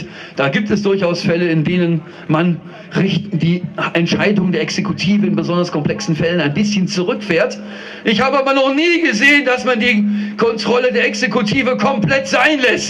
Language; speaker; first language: German; native; German